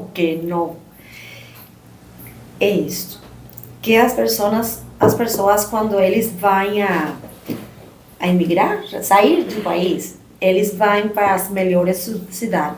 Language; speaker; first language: Portuguese; non-native, learner; Spanish